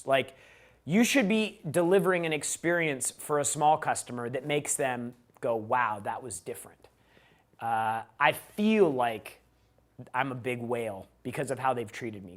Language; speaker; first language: English; native; English